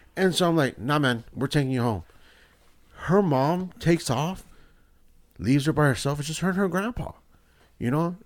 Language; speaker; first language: English; early bilingual, other home language; Spanish